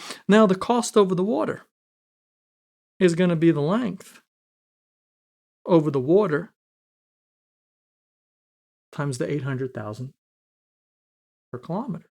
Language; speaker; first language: English; native; English